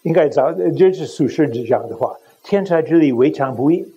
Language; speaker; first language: Chinese; non-native, learner; English